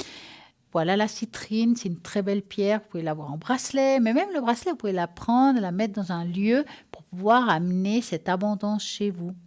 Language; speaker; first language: French; native; French